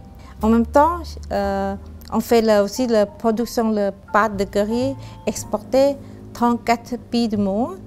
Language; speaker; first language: French; non-native, fluent; Thai